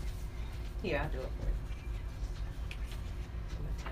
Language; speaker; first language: English; native; English